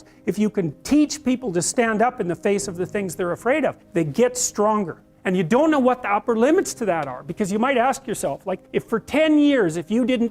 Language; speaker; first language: English; native; English